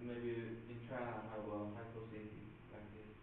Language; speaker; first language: English; non-native, learner; Chinese